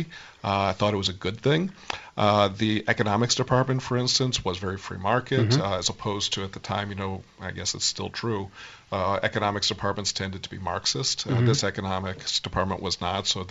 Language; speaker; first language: English; native; English